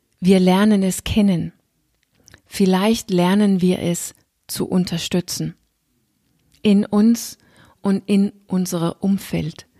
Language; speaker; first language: German; non-native, fluent; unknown